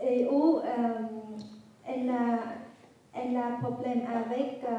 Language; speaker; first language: French; non-native, fluent; Vietnamese